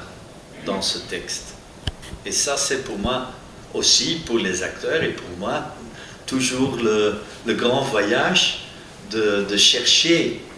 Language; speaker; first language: French; non-native, local second language; Dutch